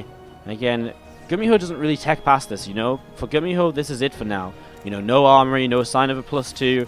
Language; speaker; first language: English; native; English